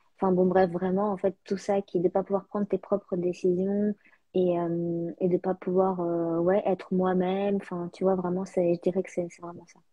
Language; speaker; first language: French; early bilingual, other home language; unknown